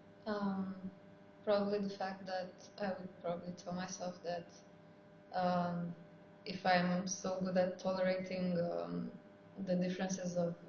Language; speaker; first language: English; non-native, fluent; Romanian